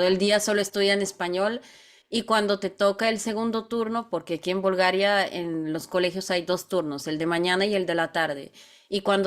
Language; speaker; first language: Spanish; non-native, fluent; Bulgarian